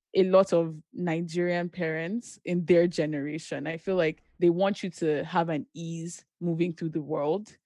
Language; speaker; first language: English; non-native, local second language; Yoruba